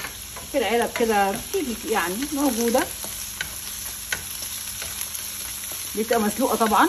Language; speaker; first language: Arabic; native; Arabic